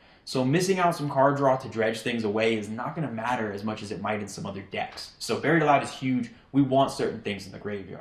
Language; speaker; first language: English; native; English